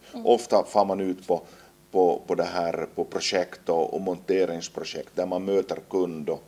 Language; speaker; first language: Swedish; native; Swedish